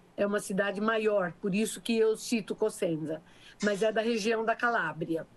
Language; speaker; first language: Portuguese; native; Portuguese